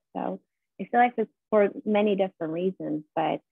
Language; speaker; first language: English; non-native, fluent; Persian